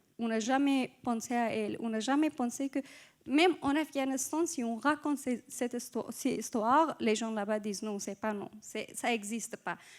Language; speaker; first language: French; non-native, fluent; Persian